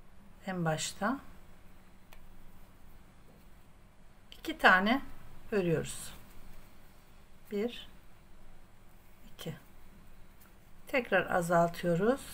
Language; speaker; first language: Turkish; native; Turkish